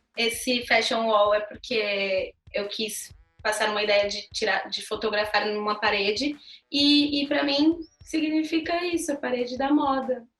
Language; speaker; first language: Portuguese; native; Portuguese